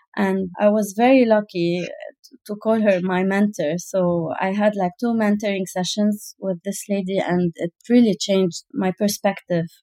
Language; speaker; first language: English; non-native, fluent; Arabic